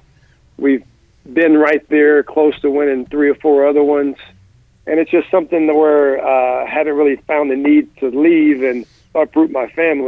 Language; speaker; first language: English; native; English